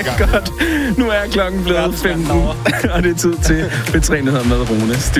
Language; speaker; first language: Danish; native; Danish